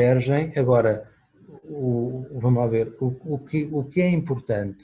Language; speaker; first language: Portuguese; native; Portuguese